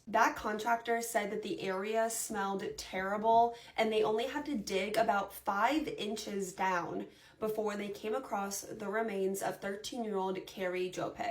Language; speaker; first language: English; native; English